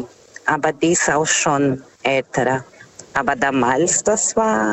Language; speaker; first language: German; non-native, fluent; Portuguese